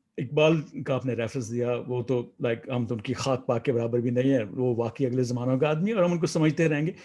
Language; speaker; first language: Urdu; non-native, local second language; Saraiki